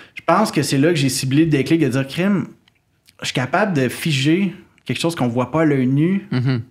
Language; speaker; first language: French; native; French